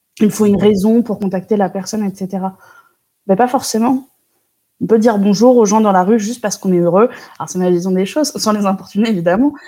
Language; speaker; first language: French; native; French